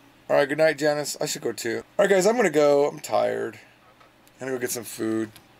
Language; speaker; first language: English; native; English